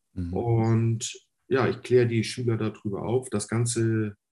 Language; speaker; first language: German; native; German